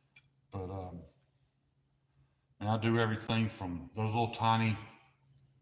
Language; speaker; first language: English; native; English